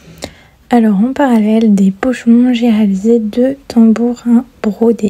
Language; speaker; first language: French; native; French